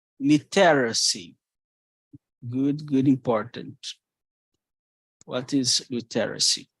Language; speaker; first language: English; non-native, fluent; Portuguese